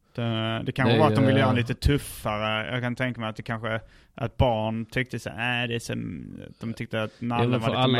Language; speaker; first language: Swedish; native; Swedish